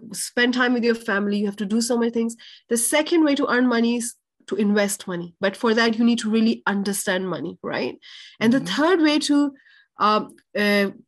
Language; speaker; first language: English; non-native, local second language; Urdu